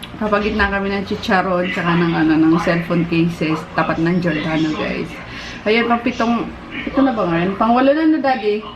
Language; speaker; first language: Filipino; native; Filipino